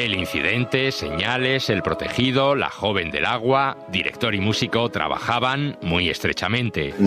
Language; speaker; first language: Spanish; native; Spanish